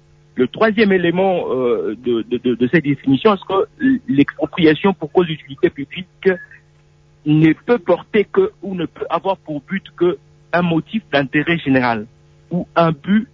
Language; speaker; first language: French; non-native, local second language; Lingala